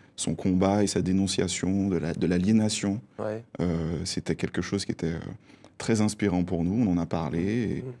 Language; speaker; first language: French; native; French